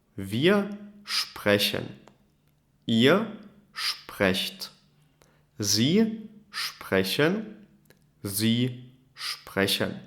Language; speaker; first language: German; non-native, fluent; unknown